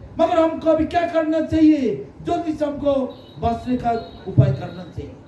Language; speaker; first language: Hindi; non-native, local second language; Bangla